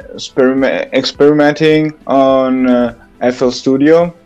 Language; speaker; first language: English; non-native, learner; Italian